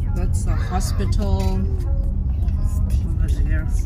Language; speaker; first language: English; non-native, local second language; Zulu